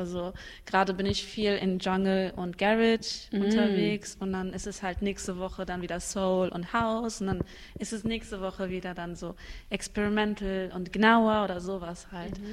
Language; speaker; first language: German; early bilingual, other home language; Arabic